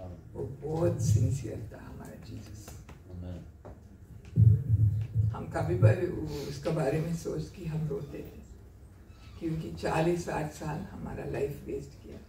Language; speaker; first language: Hindi; non-native, local second language; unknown